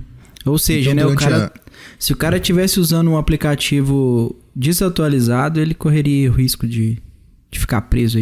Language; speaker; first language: Portuguese; native; Portuguese